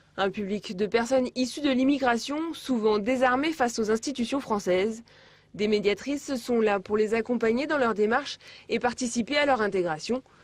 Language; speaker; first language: French; native; French